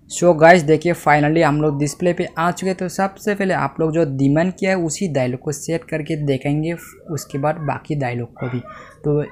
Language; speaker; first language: Hindi; native; Hindi